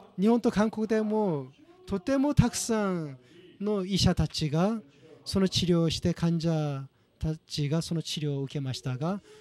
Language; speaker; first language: Japanese; non-native, fluent; Korean